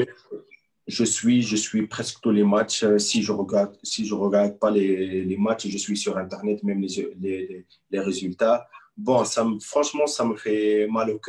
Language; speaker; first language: French; non-native, local second language; Arabic